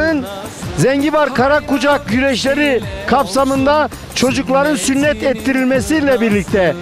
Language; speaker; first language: Turkish; native; Turkish